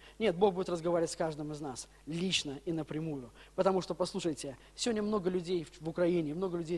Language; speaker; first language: Russian; native; Russian